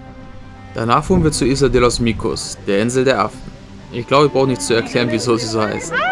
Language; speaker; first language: German; native; German